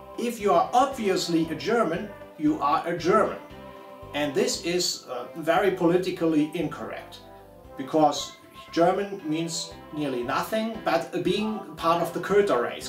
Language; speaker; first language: English; non-native, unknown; German